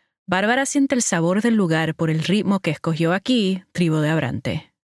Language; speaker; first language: Spanish; early bilingual, heritage; Spanish